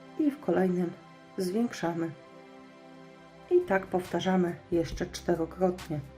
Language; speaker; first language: Polish; native; Polish